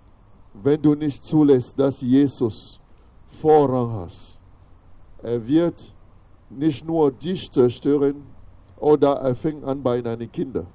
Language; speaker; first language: German; non-native, fluent; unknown